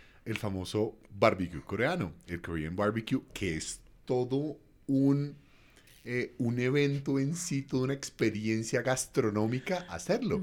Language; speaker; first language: Spanish; native; Spanish